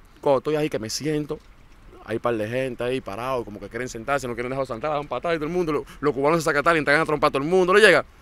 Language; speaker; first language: Spanish; native; Spanish